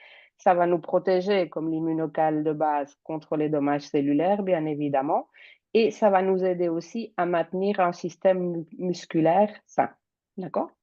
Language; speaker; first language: French; native; French